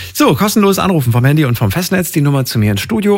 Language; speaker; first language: German; native; German